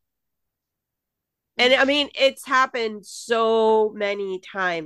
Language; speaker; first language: English; native; English